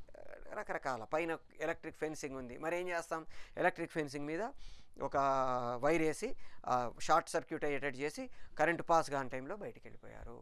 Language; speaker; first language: Telugu; native; Telugu